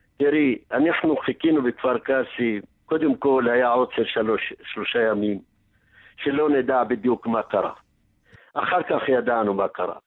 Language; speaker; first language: Hebrew; non-native, local second language; Arabic